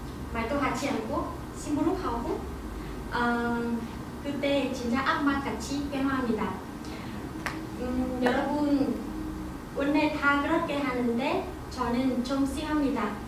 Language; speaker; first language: Korean; non-native, learner; Vietnamese